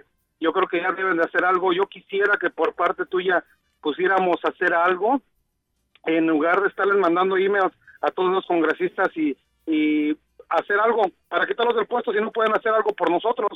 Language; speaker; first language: Spanish; native; Spanish